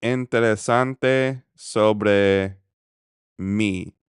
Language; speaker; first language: Spanish; non-native, learner; English